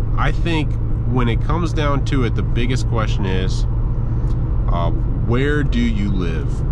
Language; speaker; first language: English; native; English